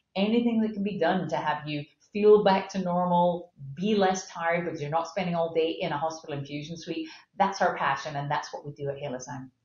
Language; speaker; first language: English; native; English